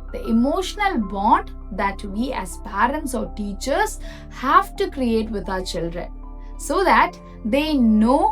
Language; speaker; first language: English; non-native, local second language; Malayalam